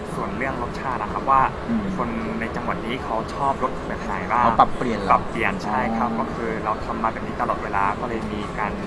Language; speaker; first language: Thai; non-native, fluent; Korean